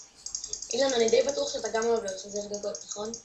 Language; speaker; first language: Hebrew; native; Hebrew